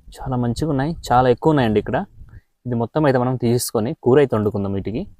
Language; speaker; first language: Telugu; non-native, local second language; Odia